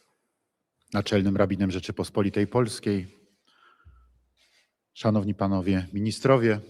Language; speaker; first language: Polish; native; Polish